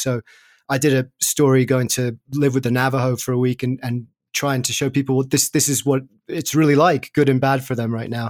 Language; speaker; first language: English; native; English